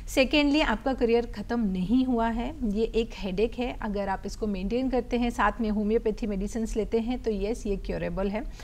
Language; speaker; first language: Hindi; native; Hindi